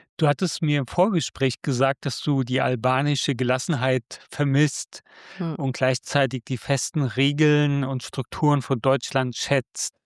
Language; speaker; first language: German; native; German